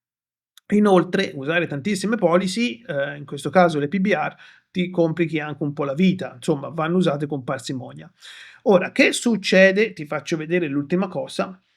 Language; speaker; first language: Italian; native; Italian